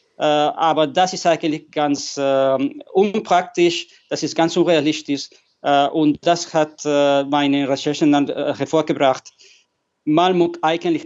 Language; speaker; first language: German; non-native, fluent; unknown